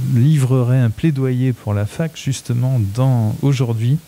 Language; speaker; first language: French; native; French